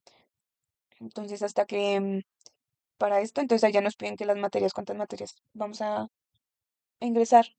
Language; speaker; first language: Spanish; native; Spanish